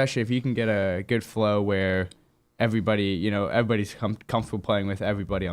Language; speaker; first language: English; native; English